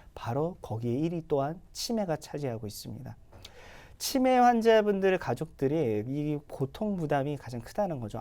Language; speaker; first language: Korean; native; Korean